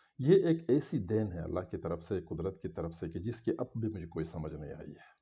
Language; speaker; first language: Urdu; non-native, local second language; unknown